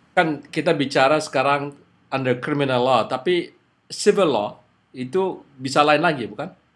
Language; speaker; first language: Indonesian; native; Indonesian